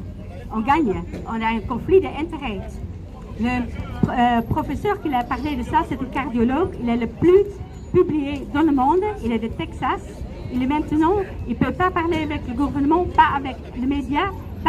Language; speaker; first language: French; non-native, learner; Dutch